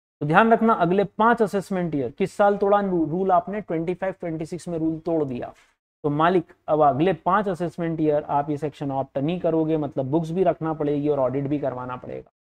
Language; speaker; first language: Hindi; native; Hindi